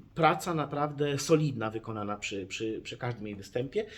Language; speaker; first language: Polish; native; Polish